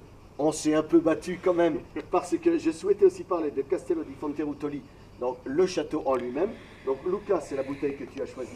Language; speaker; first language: French; native; French